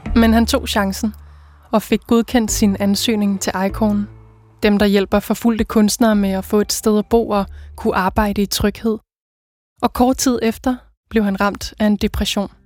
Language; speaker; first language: Danish; native; Danish